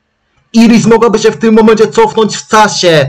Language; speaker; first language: Polish; native; Polish